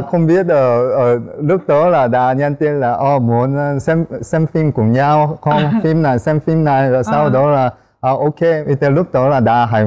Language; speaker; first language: Vietnamese; non-native, learner; Korean